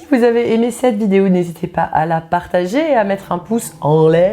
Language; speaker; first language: French; native; French